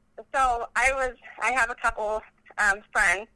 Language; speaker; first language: English; native; English